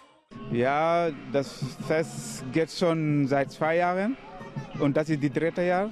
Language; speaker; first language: German; non-native, learner; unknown